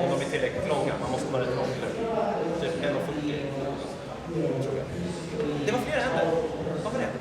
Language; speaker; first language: Swedish; native; Swedish